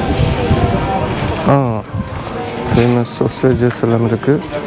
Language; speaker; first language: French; non-native, fluent; Tamil